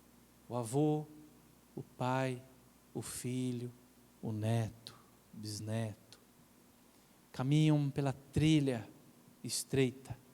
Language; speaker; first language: Portuguese; native; Portuguese